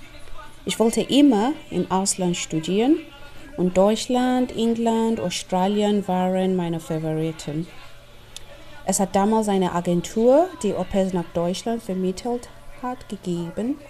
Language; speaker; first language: German; non-native, fluent; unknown